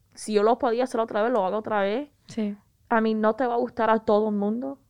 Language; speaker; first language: Spanish; early bilingual, heritage; Spanish